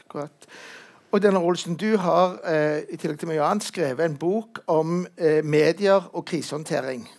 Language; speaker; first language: Norwegian; native; Norwegian